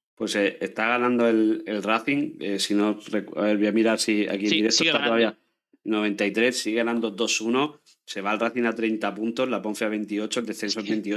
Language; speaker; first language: Spanish; native; Spanish